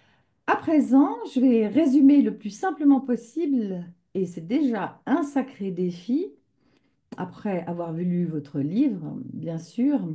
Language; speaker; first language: French; native; French